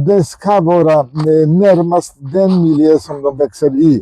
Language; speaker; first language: Swedish; non-native, fluent; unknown